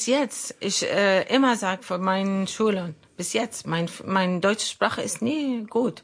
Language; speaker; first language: German; non-native, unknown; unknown